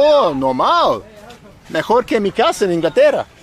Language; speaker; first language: Spanish; non-native, learner; English